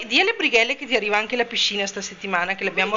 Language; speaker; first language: Italian; native; Italian